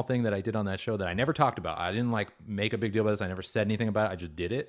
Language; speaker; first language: English; early bilingual, other home language; Hebrew